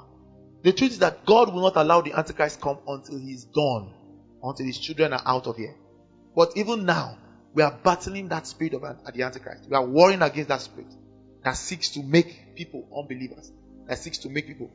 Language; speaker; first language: English; non-native, local second language; Igbo